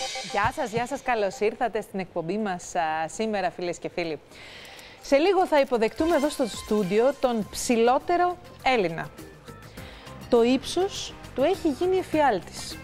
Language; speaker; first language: Greek; native; Greek